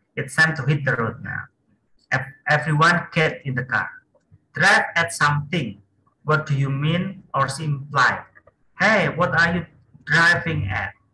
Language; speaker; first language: English; non-native, fluent; Indonesian